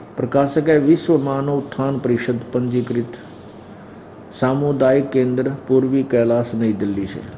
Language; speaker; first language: Hindi; native; Hindi